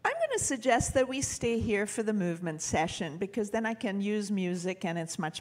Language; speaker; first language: English; native; English